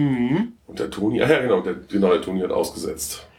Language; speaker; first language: German; native; German